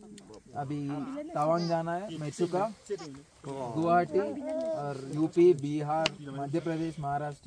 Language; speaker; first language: Hindi; non-native, local second language; Telugu